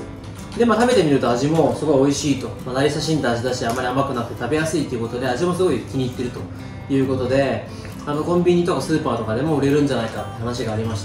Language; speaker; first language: Japanese; native; Japanese